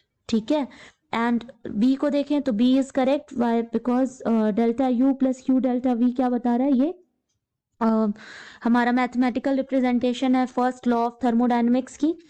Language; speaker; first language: Hindi; native; Hindi